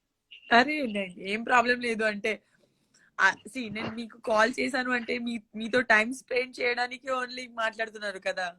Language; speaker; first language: Telugu; non-native, learner; Gujarati